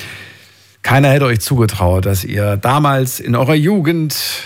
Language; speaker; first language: German; native; German